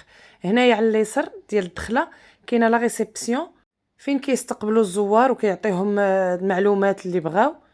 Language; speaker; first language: Arabic; native; Arabic